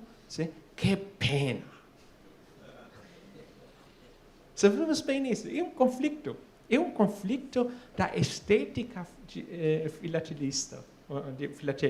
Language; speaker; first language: Portuguese; non-native, fluent; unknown